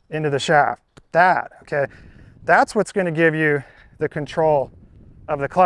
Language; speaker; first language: English; native; English